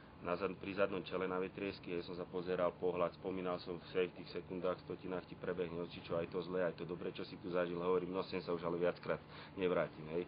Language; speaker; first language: Slovak; native; Slovak